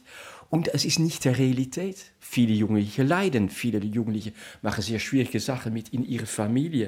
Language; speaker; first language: German; non-native, fluent; Dutch